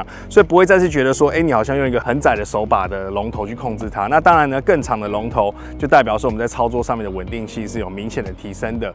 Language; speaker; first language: Chinese; native; Chinese